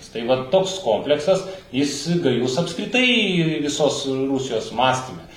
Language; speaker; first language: Lithuanian; native; Lithuanian